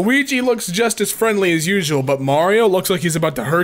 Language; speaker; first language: English; native; English